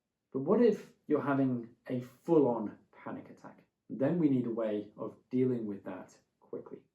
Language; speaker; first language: English; native; English